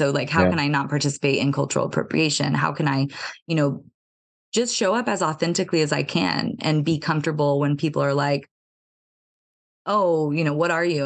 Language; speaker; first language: English; native; English